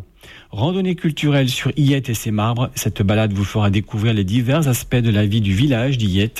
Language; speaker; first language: French; native; French